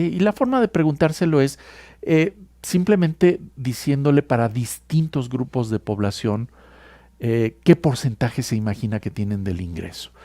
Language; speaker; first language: Spanish; native; Spanish